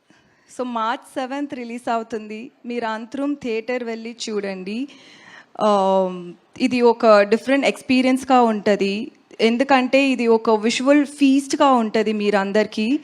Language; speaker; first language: Telugu; non-native, learner; Tamil